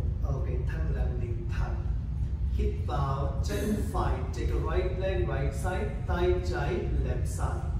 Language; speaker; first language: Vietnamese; non-native, learner; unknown